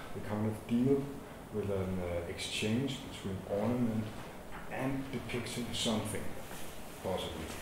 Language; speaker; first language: English; non-native, fluent; Danish